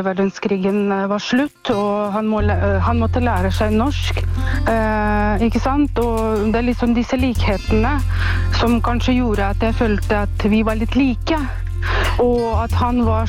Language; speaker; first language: Norwegian; non-native, fluent; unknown